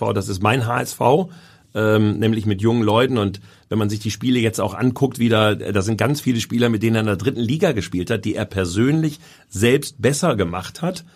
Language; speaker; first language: German; native; German